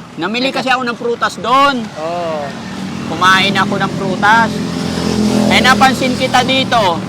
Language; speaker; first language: Filipino; non-native, local second language; Pangasinan